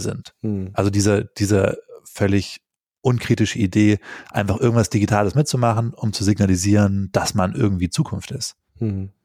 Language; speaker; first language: German; native; German